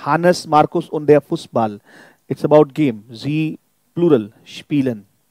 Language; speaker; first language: German; non-native, fluent; Hindi